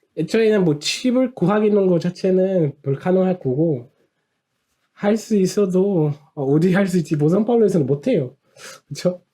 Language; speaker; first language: Korean; non-native, fluent; Portuguese